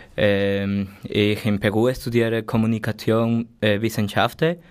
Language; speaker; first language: German; non-native, learner; Spanish